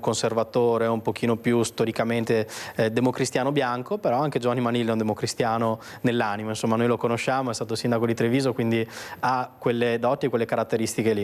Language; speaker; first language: Italian; native; Italian